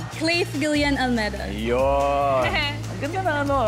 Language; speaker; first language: Filipino; native; Filipino